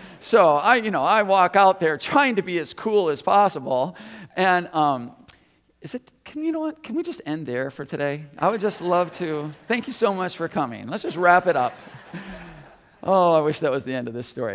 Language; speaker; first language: English; native; English